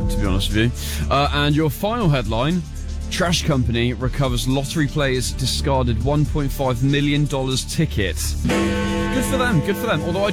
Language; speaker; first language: English; native; English